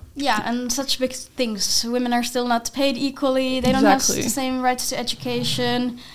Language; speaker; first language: English; non-native, fluent; Finnish